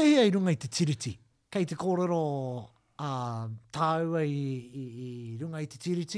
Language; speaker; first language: Māori; non-native, local second language; English